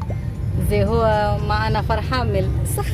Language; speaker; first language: Arabic; non-native, learner; Indonesian